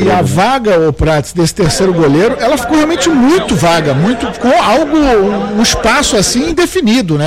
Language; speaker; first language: Portuguese; native; Portuguese